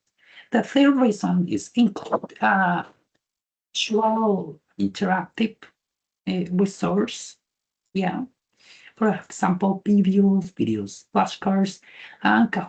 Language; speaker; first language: English; non-native, learner; Spanish